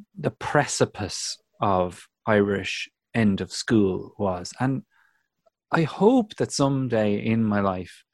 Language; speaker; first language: English; native; English